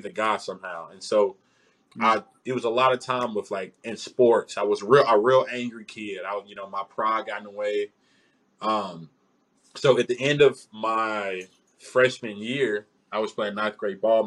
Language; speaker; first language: English; native; English